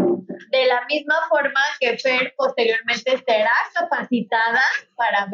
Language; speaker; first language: Spanish; native; Spanish